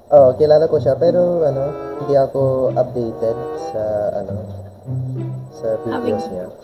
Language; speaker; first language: Filipino; early bilingual, heritage; Filipino